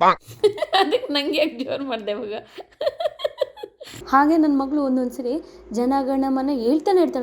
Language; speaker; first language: Kannada; native; Kannada